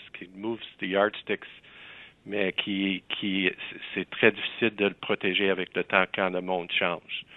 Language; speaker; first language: French; native; French